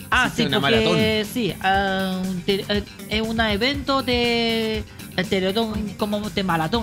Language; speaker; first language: Spanish; non-native, learner; Chinese